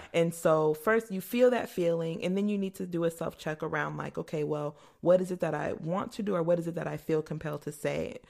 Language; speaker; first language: English; native; English